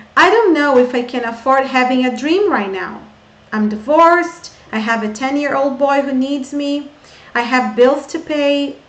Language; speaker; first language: English; non-native, fluent; Portuguese